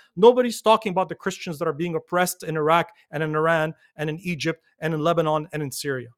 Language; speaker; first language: English; non-native, fluent; Arabic